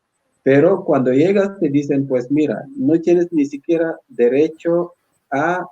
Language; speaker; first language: Spanish; non-native, fluent; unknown